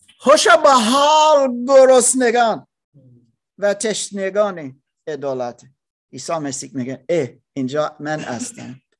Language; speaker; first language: Persian; non-native, learner; English